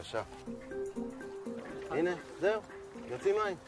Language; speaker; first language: Hebrew; native; Hebrew